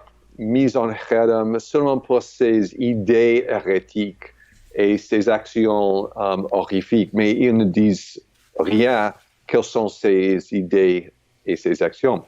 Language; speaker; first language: French; non-native, fluent; English